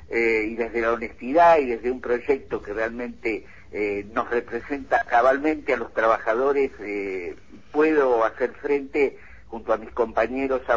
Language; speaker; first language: Spanish; native; Spanish